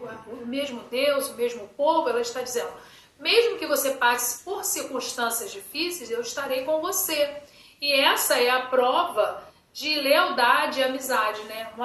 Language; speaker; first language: Portuguese; native; Portuguese